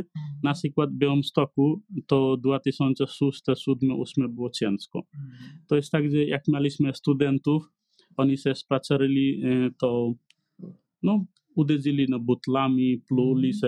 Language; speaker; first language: Polish; non-native, learner; Nepali